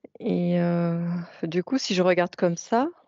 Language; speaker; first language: French; native; French